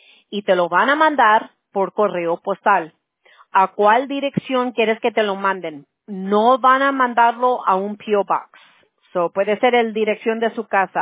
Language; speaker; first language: Spanish; early bilingual, other home language; English